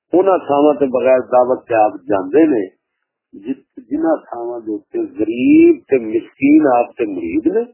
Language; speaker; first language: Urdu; non-native, local second language; Punjabi